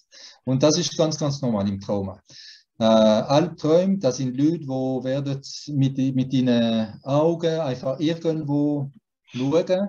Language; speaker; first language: German; early bilingual, heritage; German